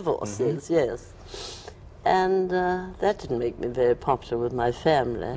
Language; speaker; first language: English; native; English